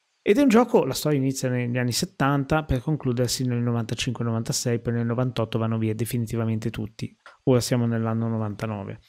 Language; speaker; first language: Italian; native; Italian